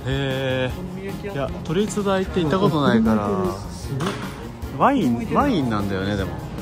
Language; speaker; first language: Japanese; native; Japanese